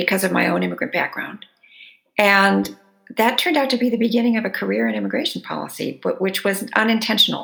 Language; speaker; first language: English; native; English